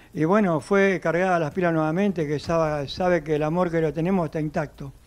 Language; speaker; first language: Spanish; native; Spanish